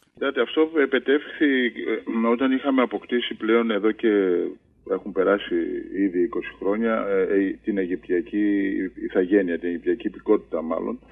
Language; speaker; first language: Greek; early bilingual, heritage; Greek